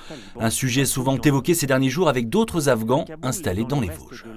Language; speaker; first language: French; native; French